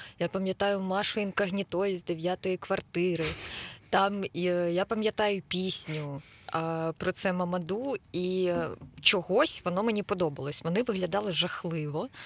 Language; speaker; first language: Ukrainian; native; Ukrainian